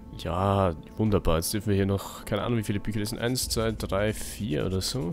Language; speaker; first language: German; native; German